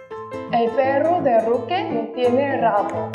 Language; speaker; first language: Spanish; non-native, learner; Korean